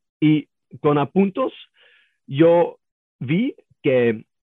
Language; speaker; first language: Spanish; non-native, learner; German